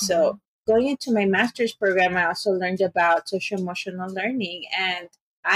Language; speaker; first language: English; early bilingual, other home language; Spanish